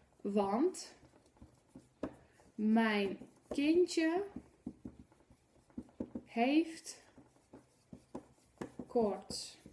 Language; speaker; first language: Dutch; non-native, fluent; Polish